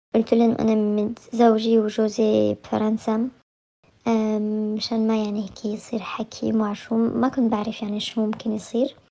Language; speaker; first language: Arabic; early bilingual, heritage; French